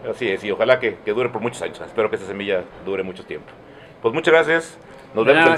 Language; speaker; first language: Spanish; native; Spanish